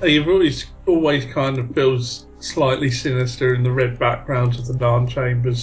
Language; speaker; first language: English; native; English